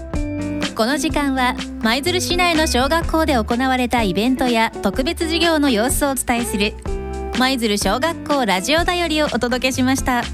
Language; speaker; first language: Japanese; native; Japanese